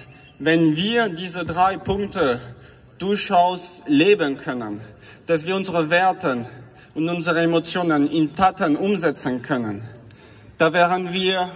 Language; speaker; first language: German; non-native, fluent; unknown